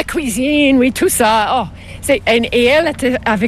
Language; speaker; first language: French; non-native, fluent; English